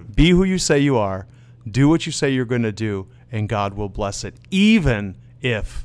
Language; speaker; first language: English; early bilingual, other home language; Dutch